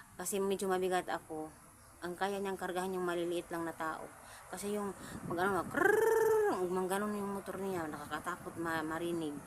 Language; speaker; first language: Filipino; non-native, local second language; Cebuano